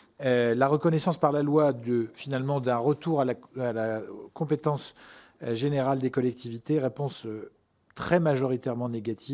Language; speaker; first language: French; native; French